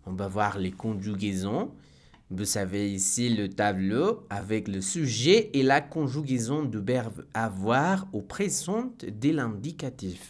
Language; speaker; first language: French; non-native, fluent; Spanish